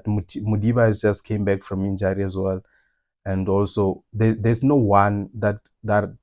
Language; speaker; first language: English; non-native, local second language; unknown